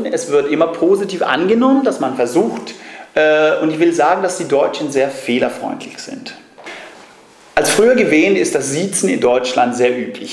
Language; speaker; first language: German; non-native, fluent; Danish